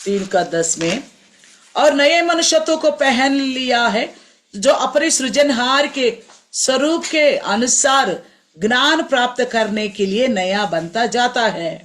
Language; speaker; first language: Hindi; non-native, local second language; Telugu